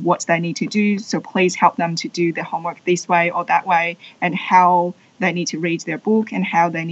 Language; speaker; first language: English; non-native, fluent; Chinese